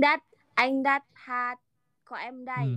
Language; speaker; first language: Vietnamese; non-native, learner; Indonesian